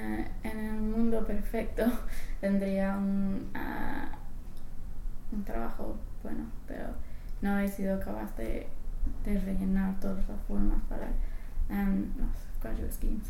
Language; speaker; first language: Spanish; non-native, fluent; English